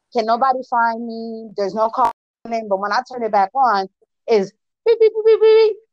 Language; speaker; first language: English; early bilingual, other home language; Spanish